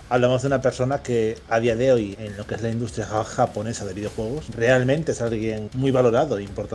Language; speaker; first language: Spanish; native; Spanish